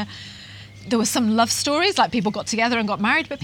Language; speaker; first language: English; native; English